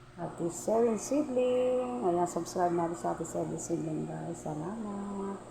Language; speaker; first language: Filipino; non-native, local second language; Cebuano